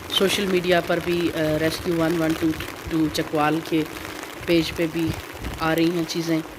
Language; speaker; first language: Urdu; non-native, local second language; Punjabi